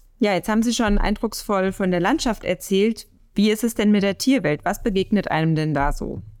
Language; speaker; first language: German; native; German